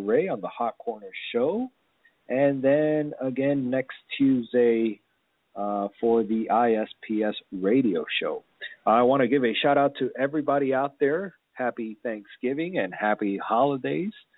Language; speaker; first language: English; early bilingual, other home language; Spanish